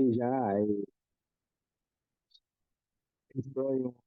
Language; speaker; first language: Portuguese; non-native, fluent; Haitian Creole